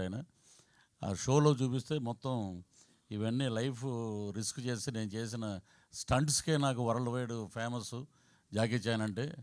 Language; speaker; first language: Telugu; native; Telugu